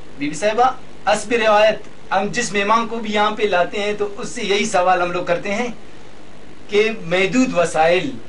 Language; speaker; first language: Urdu; non-native, local second language; Baluchi